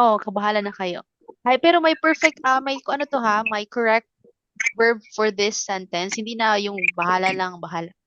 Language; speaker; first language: Filipino; non-native, local second language; Cebuano